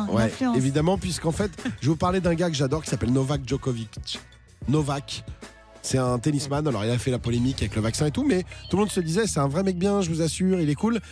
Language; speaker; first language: French; native; French